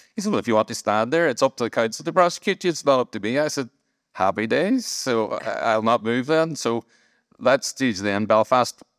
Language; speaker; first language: English; native; English